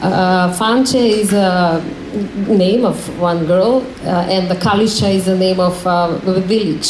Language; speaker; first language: English; non-native, learner; Macedonian